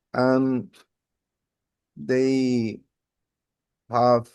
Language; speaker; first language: English; non-native, learner; Spanish